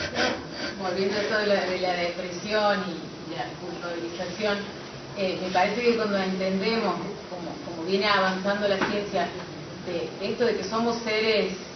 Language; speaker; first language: Spanish; native; Spanish